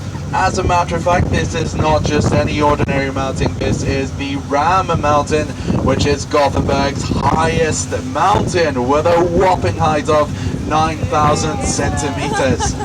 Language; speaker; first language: English; non-native, fluent; Swedish